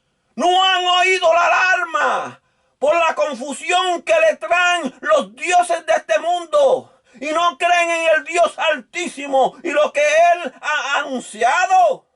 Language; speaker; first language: Spanish; native; Spanish